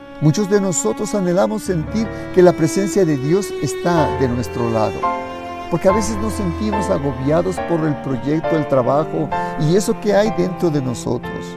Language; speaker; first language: Spanish; native; Spanish